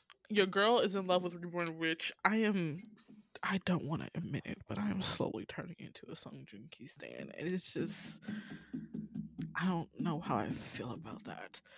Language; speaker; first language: English; native; English